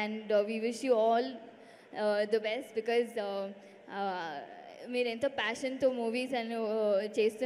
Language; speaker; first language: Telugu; non-native, learner; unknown